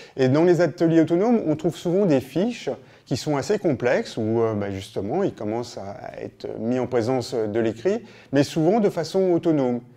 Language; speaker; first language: French; native; French